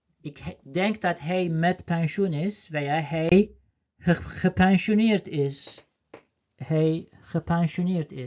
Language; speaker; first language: Dutch; non-native, learner; Turkish